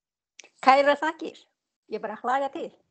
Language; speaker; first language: Icelandic; non-native, learner; Chinese